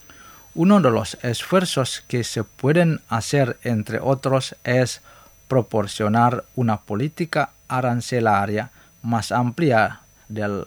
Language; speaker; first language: Spanish; non-native, fluent; Indonesian